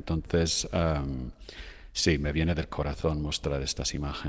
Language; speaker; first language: Spanish; non-native, fluent; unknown